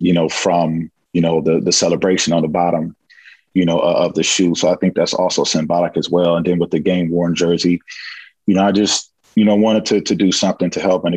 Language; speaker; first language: English; native; English